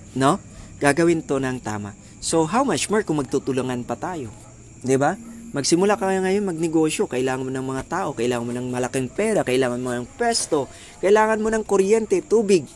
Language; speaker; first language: Filipino; non-native, local second language; Cebuano